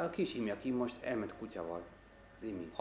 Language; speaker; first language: Hungarian; non-native, fluent; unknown